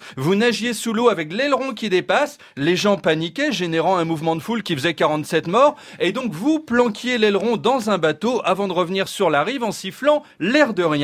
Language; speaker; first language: French; native; French